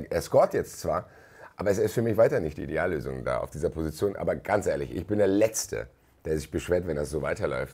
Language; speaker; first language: German; native; German